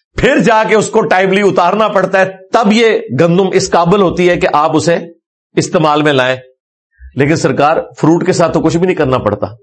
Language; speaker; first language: Urdu; non-native, local second language; Punjabi